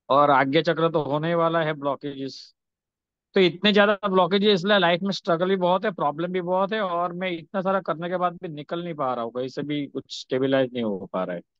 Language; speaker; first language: Hindi; non-native, local second language; Gujarati